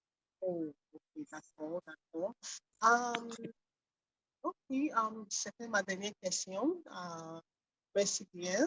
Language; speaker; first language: French; non-native, learner; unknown